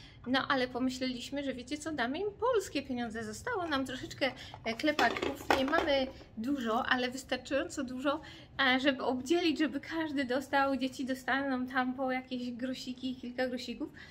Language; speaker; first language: Polish; native; Polish